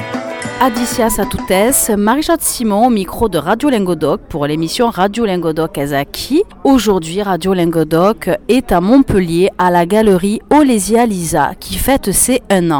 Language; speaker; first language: French; native; French